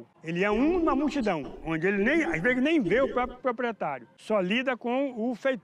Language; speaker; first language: Portuguese; native; Portuguese